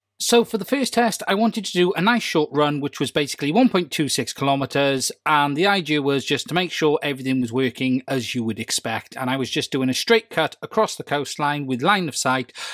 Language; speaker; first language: English; native; English